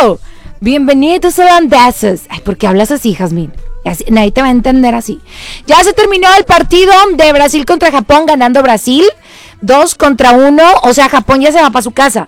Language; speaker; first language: Spanish; native; Spanish